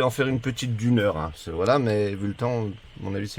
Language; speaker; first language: French; native; French